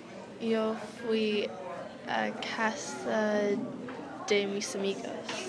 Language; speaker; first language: Spanish; non-native, learner; English